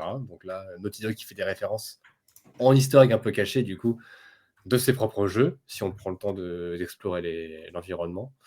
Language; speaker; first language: French; native; French